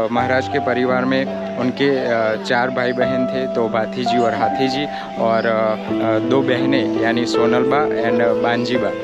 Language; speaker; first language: Hindi; non-native, local second language; Gujarati